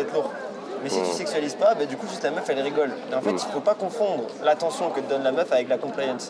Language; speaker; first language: French; native; French